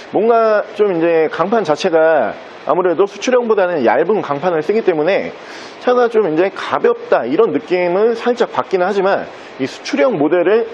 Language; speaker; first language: Korean; native; Korean